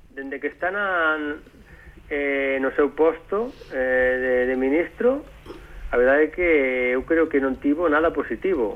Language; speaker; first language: Galician; native; Galician